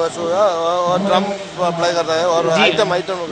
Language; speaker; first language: Hindi; non-native, local second language; Malayalam